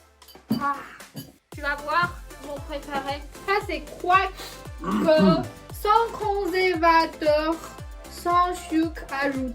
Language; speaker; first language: French; non-native, learner; Chinese